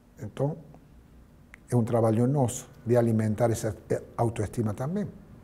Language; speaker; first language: Spanish; native; Spanish